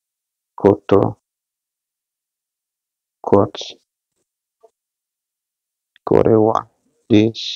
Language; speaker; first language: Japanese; non-native, learner; Spanish